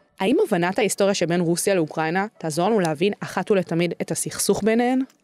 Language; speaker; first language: Hebrew; native; Hebrew